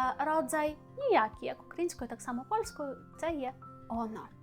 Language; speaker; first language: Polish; non-native, fluent; Ukrainian